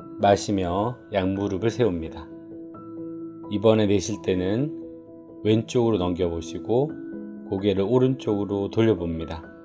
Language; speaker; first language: Korean; native; Korean